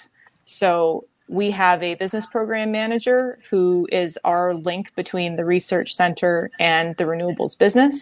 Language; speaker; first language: English; native; English